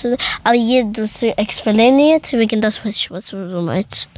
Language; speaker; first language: German; early bilingual, other home language; Persian